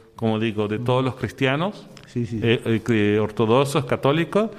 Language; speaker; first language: Spanish; native; Spanish